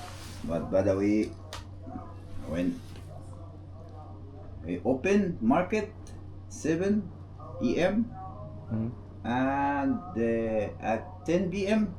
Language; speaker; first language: English; non-native, learner; Arabic